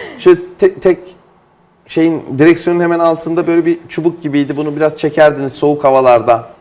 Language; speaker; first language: Turkish; native; Turkish